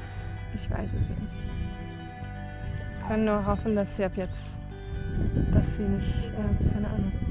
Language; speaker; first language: German; native; German